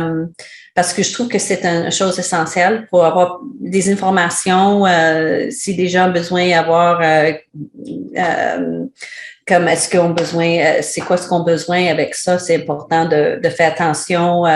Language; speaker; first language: French; non-native, learner; English